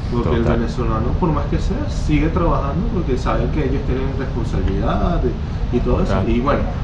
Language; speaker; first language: Spanish; native; Spanish